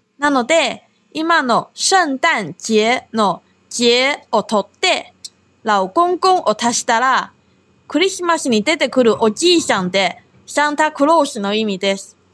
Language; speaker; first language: Japanese; non-native, fluent; Chinese